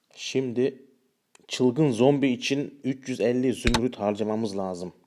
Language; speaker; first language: Turkish; early bilingual, heritage; Turkish